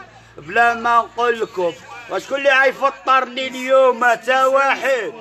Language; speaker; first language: Arabic; native; Arabic